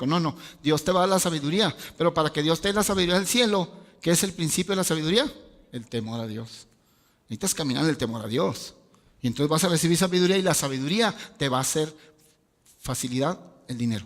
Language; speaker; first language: Spanish; native; Spanish